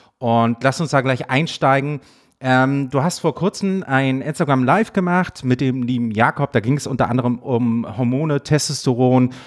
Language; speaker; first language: German; native; German